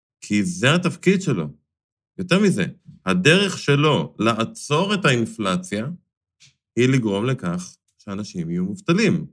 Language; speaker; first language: Hebrew; native; Hebrew